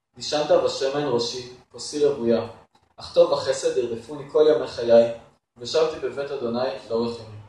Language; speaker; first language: Hebrew; non-native, fluent; Russian